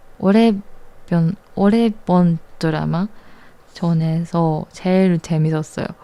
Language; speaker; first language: Korean; non-native, learner; Japanese